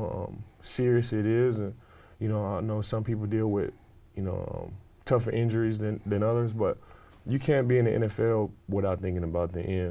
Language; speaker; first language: English; native; English